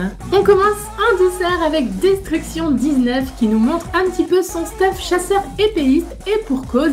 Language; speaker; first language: French; native; French